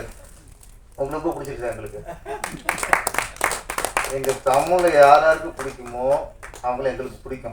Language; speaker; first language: Tamil; native; Tamil